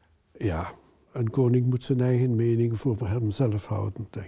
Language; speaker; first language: Dutch; non-native, local second language; French